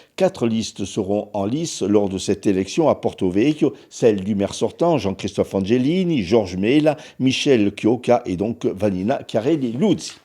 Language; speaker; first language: French; native; French